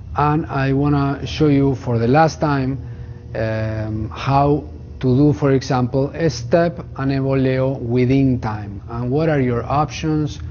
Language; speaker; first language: English; non-native, fluent; Spanish